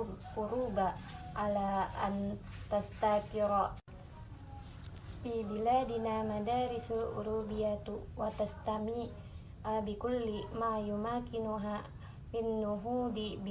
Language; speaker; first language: Arabic; non-native, learner; Indonesian